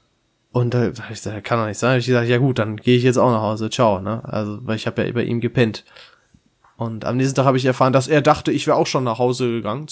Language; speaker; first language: German; native; German